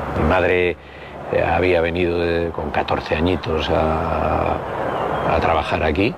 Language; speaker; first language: Spanish; native; Spanish